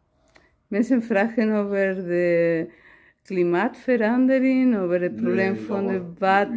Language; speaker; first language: Dutch; non-native, learner; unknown